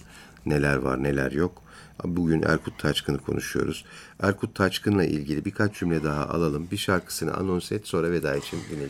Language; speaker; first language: Turkish; native; Turkish